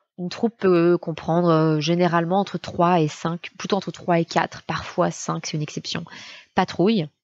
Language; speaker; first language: French; native; French